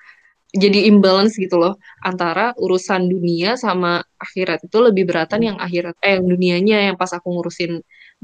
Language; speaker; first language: Indonesian; native; Indonesian